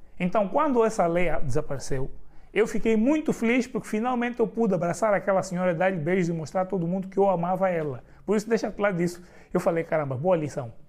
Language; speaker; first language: Portuguese; native; Portuguese